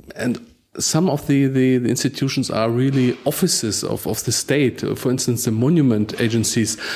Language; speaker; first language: English; non-native, fluent; German